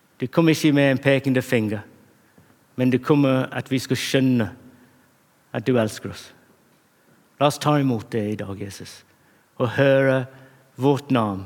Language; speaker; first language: Norwegian; non-native, fluent; English